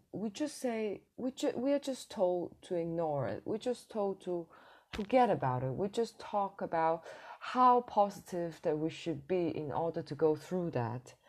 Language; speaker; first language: English; non-native, fluent; Cantonese